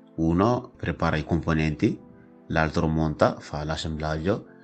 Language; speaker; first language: Italian; non-native, fluent; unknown